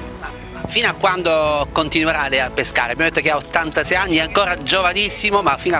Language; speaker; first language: Italian; native; Italian